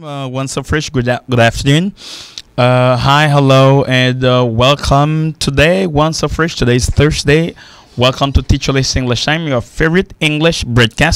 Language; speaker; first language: English; non-native, fluent; Haitian Creole